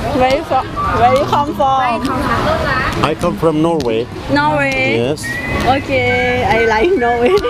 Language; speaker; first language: English; non-native, learner; Thai